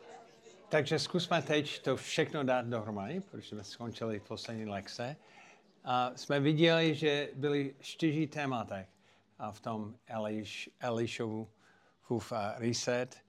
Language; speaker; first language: Czech; non-native, fluent; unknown